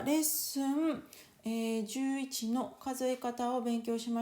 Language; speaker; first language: Japanese; native; Japanese